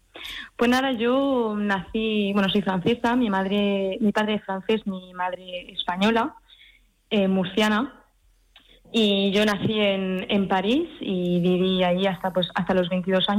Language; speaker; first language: Spanish; early bilingual, heritage; French